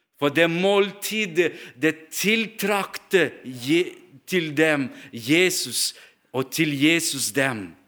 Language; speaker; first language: Norwegian; non-native, fluent; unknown